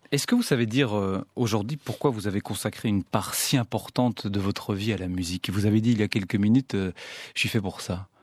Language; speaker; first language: French; native; French